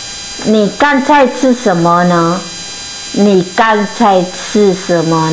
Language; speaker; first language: Chinese; non-native, fluent; Indonesian